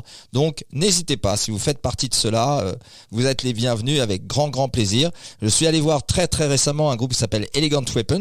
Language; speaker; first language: French; native; French